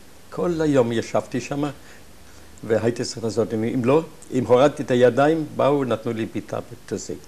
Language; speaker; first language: Hebrew; non-native, fluent; German